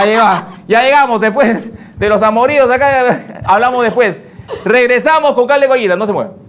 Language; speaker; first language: Spanish; native; Spanish